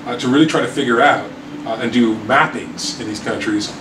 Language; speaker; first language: English; native; English